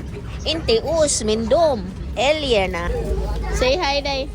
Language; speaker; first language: Swedish; non-native, learner; Cebuano